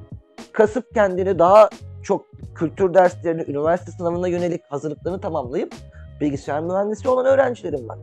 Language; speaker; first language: Turkish; native; Turkish